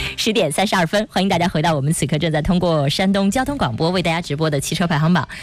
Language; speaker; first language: Chinese; native; Chinese